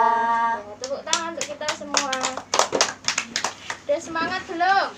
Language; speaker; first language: Indonesian; native; Indonesian